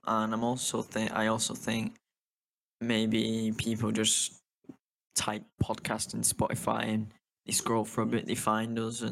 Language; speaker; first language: English; native; English